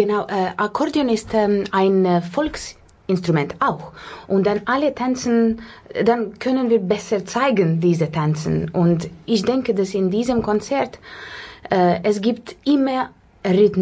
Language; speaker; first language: German; non-native, learner; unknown